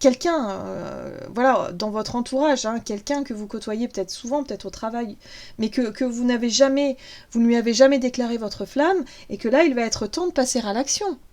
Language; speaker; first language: French; native; French